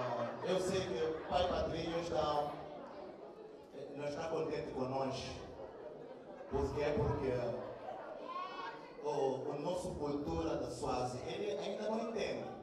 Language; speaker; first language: Portuguese; non-native, learner; Swati